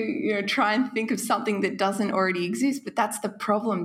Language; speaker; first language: English; native; English